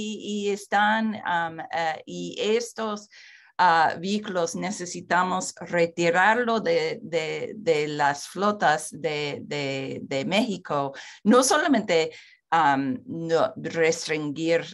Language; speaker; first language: Spanish; non-native, fluent; English